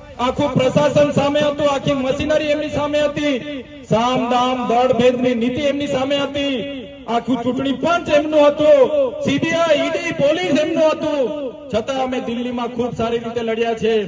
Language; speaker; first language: Gujarati; non-native, local second language; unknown